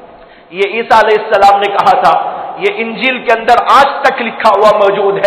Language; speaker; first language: Urdu; native; Urdu